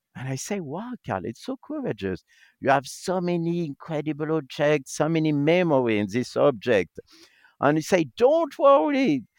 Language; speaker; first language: English; non-native, learner; French